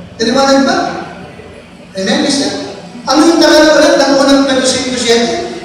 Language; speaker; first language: Filipino; native; Filipino